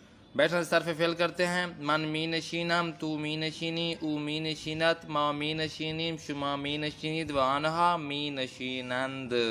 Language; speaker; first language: Persian; non-native, fluent; Urdu